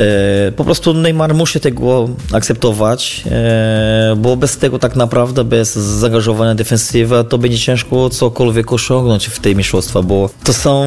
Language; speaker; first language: Polish; non-native, fluent; Portuguese